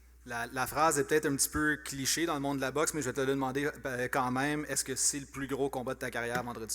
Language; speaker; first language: French; native; French